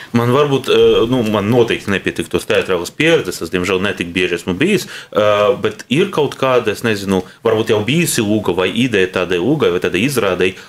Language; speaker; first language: Latvian; non-native, local second language; Russian